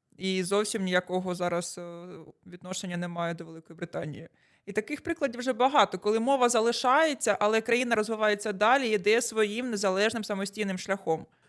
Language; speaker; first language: Ukrainian; non-native, local second language; Russian